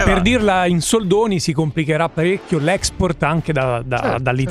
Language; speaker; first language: Italian; native; Italian